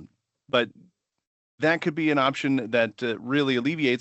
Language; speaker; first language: English; native; English